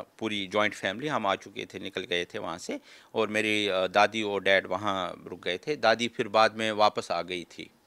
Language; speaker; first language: Hindi; non-native, local second language; Kashmiri